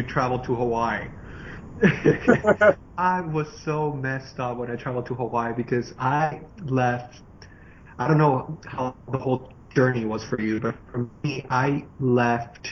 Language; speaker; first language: English; non-native, fluent; Spanish